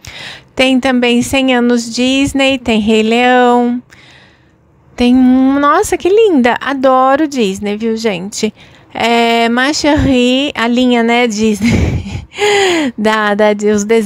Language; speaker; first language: Portuguese; native; Portuguese